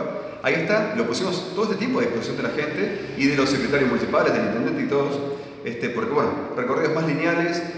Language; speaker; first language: Spanish; native; Spanish